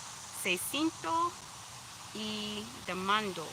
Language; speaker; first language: Spanish; non-native, learner; English